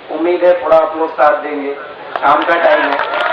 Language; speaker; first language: Hindi; non-native, local second language; Marathi